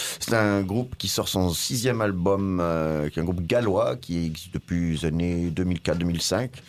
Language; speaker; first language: French; native; French